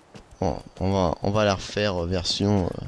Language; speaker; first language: French; native; French